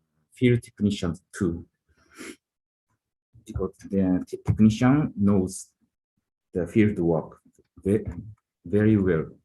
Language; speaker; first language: English; non-native, learner; Japanese